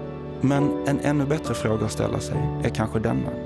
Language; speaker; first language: Swedish; native; Swedish